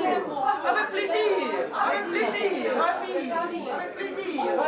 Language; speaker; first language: French; non-native, learner; Russian